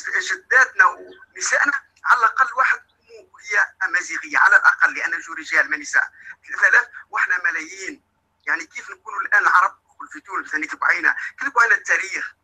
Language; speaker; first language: Arabic; native; Arabic